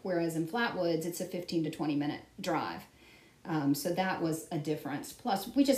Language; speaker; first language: English; native; English